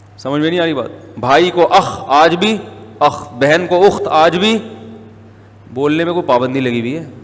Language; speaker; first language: Urdu; native; Urdu